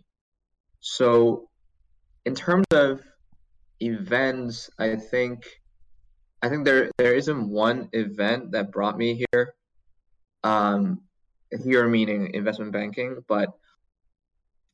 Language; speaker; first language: English; non-native, local second language; Cantonese